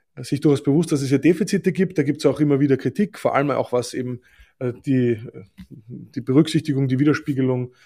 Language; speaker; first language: German; native; German